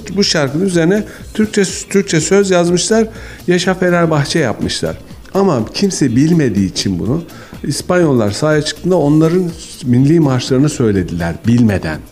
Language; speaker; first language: Turkish; native; Turkish